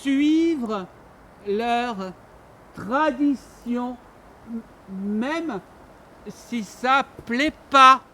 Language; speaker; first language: French; non-native, learner; Armenian